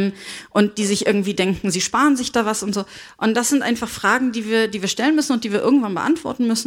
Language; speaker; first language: German; native; German